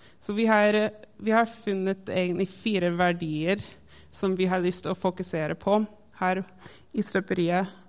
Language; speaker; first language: Norwegian; non-native, fluent; English